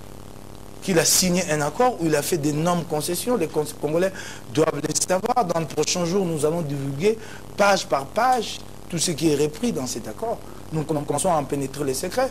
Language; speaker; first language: French; non-native, local second language; Lingala